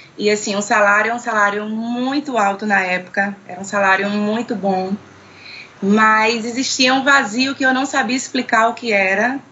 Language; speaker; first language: Portuguese; native; Portuguese